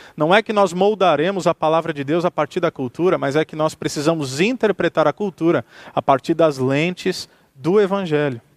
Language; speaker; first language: Portuguese; native; Portuguese